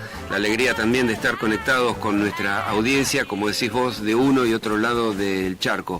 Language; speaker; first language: Spanish; native; Spanish